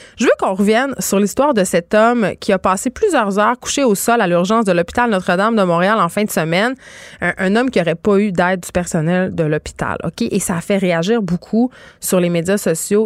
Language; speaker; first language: French; native; French